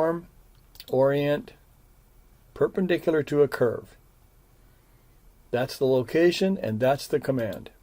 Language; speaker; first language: English; native; English